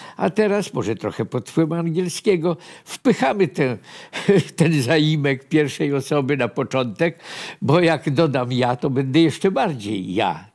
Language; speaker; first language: Polish; native; Polish